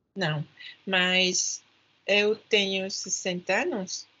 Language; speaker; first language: Portuguese; non-native, learner; Spanish